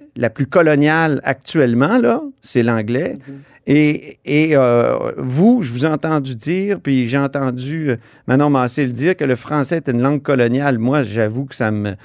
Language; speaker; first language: French; native; French